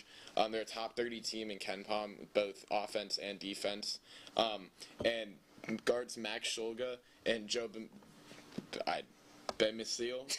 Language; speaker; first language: English; native; English